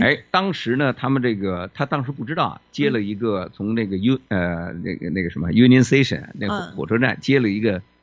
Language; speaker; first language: Chinese; native; Chinese